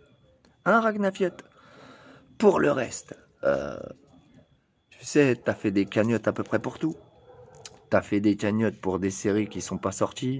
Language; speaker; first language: French; native; French